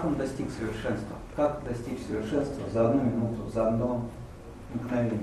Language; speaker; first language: Russian; native; Russian